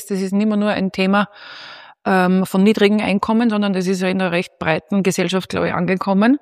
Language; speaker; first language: German; native; German